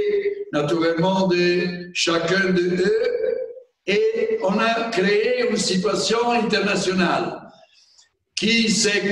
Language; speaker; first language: French; non-native, fluent; Italian